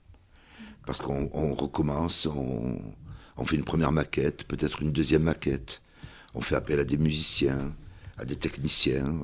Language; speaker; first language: French; early bilingual, other home language; Kabyle